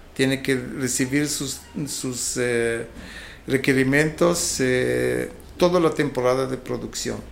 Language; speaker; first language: Spanish; non-native, fluent; Hebrew